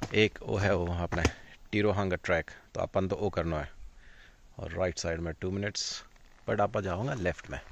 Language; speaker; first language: Hindi; native; Hindi